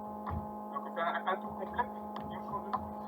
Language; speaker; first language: French; native; French